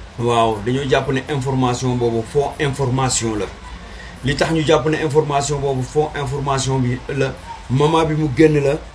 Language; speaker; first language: Wolof; non-native, local second language; Serer